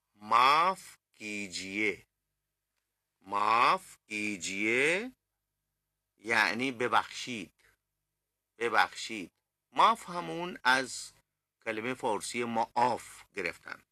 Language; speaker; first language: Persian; non-native, fluent; Urdu